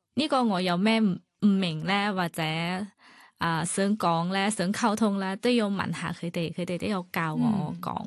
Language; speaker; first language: Cantonese; non-native, learner; Thai